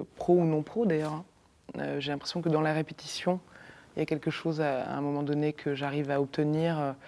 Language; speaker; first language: French; native; French